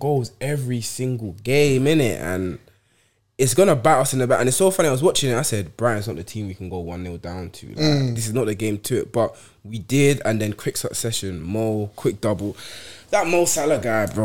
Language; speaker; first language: English; native; English